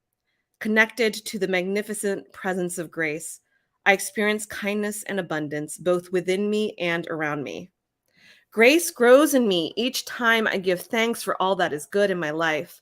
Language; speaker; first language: English; native; English